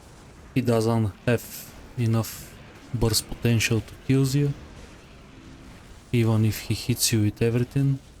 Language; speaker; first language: English; non-native, fluent; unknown